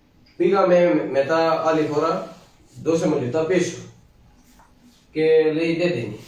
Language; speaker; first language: Greek; non-native, learner; Punjabi